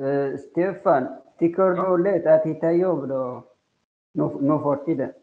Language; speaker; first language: Swedish; non-native, learner; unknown